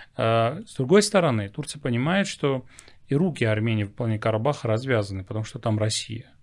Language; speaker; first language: Russian; non-native, local second language; Armenian